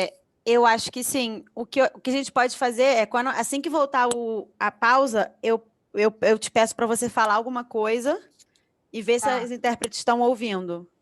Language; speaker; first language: Portuguese; native; Portuguese